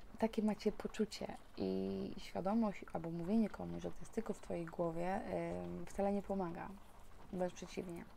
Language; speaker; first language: Polish; early bilingual, heritage; Polish